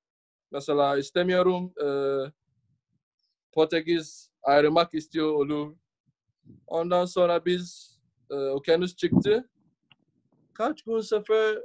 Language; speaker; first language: Turkish; non-native, learner; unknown